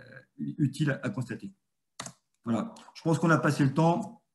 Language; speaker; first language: French; native; French